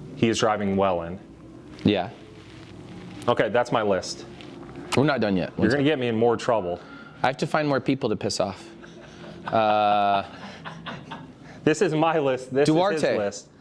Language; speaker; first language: English; native; English